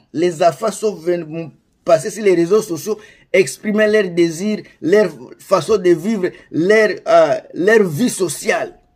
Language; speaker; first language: French; non-native, local second language; Lingala